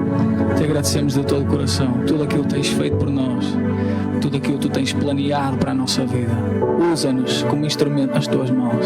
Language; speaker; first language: Portuguese; native; Portuguese